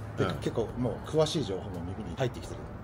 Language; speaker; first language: Japanese; native; Japanese